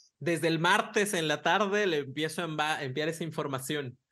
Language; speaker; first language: Spanish; native; Spanish